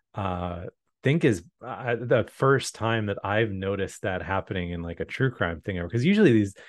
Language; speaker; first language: English; native; English